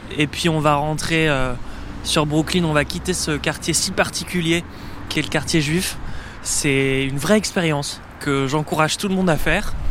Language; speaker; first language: French; native; French